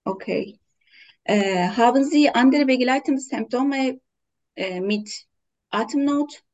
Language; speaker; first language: German; non-native, learner; Turkish